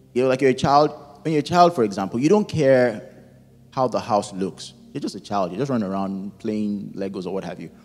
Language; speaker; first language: English; non-native, local second language; Yoruba